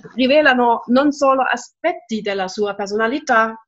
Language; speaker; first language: Italian; non-native, fluent; German